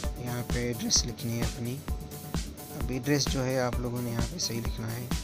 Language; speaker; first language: Urdu; non-native, local second language; Punjabi